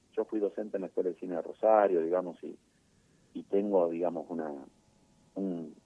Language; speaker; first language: Spanish; native; Spanish